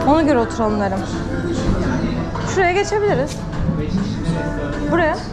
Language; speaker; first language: Turkish; native; Turkish